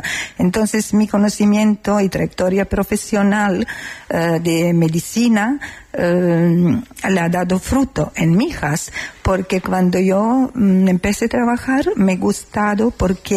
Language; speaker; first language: Spanish; non-native, learner; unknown